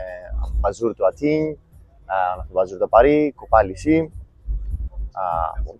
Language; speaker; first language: French; non-native, learner; Greek